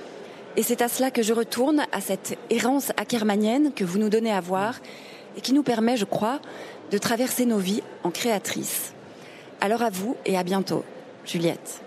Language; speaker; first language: French; native; French